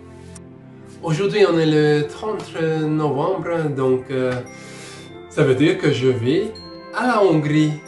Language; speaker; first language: French; non-native, fluent; Hungarian